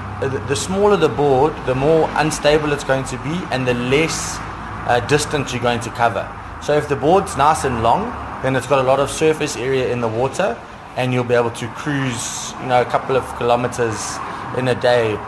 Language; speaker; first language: English; native; English